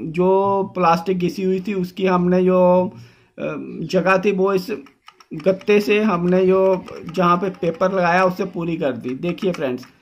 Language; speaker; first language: Hindi; non-native, local second language; Dogri